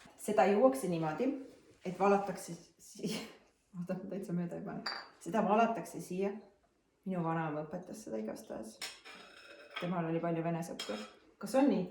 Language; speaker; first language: Estonian; native; Estonian